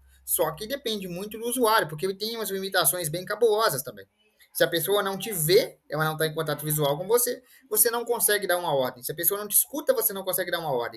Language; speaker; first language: Portuguese; native; Portuguese